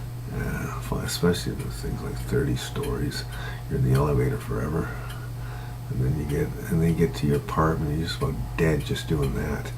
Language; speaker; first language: English; native; English